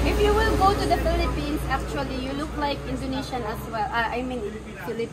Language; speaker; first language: English; non-native, local second language; Cebuano